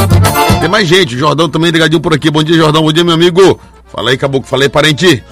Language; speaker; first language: Portuguese; native; Portuguese